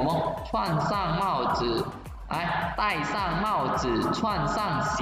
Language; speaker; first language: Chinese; non-native, fluent; Indonesian